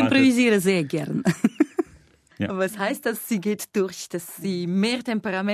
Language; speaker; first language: German; non-native, learner; Russian